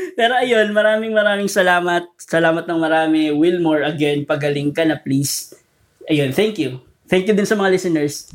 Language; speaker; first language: Filipino; non-native, local second language; Hiligaynon